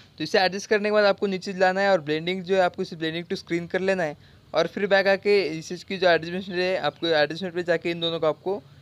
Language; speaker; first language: Hindi; non-native, local second language; Marathi